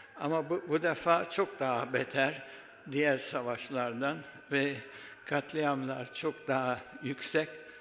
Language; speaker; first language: Turkish; early bilingual, heritage; Turkish